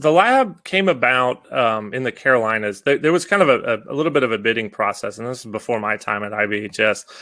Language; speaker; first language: English; native; English